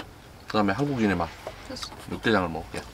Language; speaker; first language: Korean; native; Korean